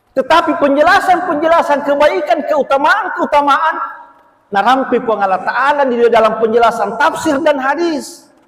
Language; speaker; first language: Malay; non-native, local second language; Buginese